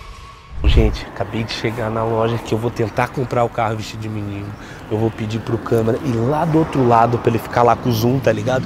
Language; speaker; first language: Portuguese; native; Portuguese